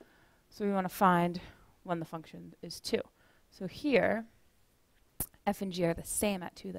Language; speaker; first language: English; native; English